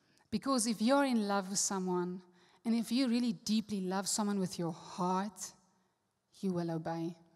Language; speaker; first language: English; non-native, local second language; Afrikaans